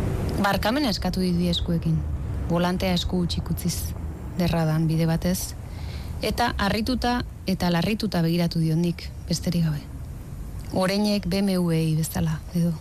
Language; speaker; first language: Basque; native; Basque